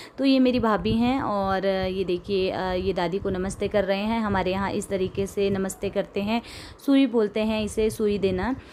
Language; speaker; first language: Hindi; non-native, local second language; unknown